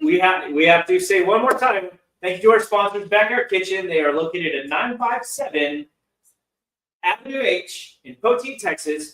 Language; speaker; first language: English; native; English